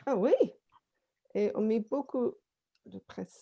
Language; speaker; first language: French; non-native, fluent; English